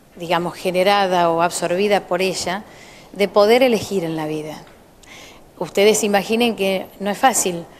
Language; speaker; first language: Spanish; native; Spanish